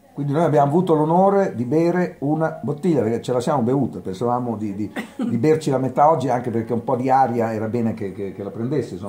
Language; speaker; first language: Italian; native; Italian